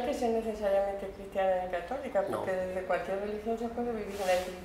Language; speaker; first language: Spanish; native; Spanish